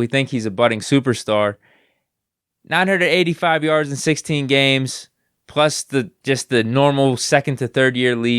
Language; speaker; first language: English; native; English